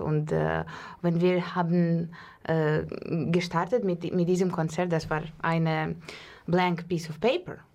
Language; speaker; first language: German; non-native, learner; Russian